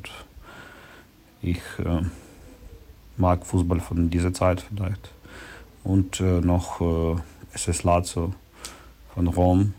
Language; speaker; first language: German; non-native, learner; Ukrainian